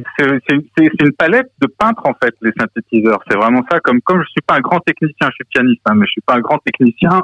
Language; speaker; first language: French; early bilingual, other home language; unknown